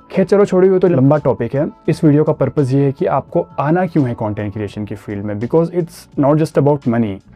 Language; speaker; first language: Hindi; non-native, local second language; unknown